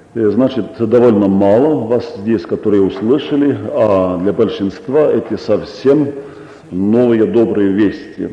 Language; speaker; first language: Russian; non-native, local second language; Estonian